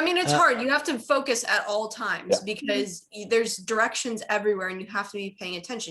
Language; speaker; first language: English; native; English